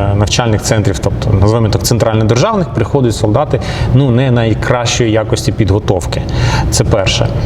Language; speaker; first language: Ukrainian; non-native, local second language; Russian